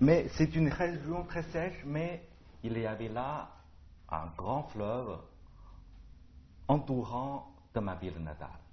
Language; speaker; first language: French; non-native, learner; Chinese